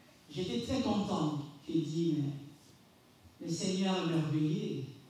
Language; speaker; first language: French; non-native, local second language; Lingala